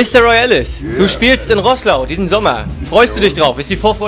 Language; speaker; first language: German; native; German